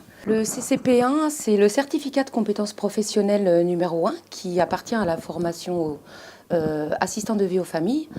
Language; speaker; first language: French; native; French